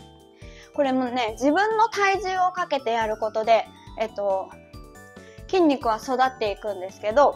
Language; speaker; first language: Japanese; native; Japanese